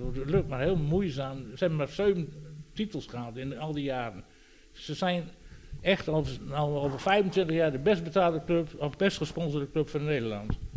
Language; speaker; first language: Dutch; native; Dutch